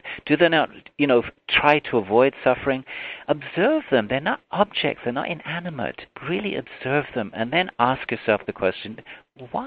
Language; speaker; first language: English; native; English